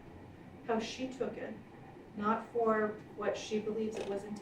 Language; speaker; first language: English; native; English